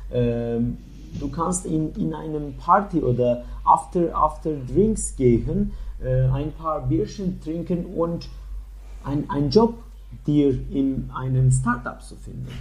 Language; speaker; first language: German; non-native, learner; Turkish